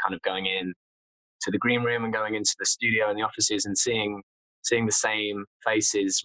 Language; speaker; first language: English; native; English